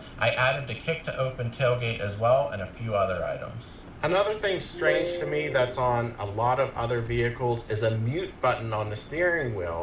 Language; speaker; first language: English; native; English